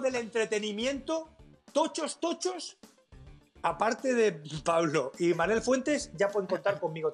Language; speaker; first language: Spanish; native; Spanish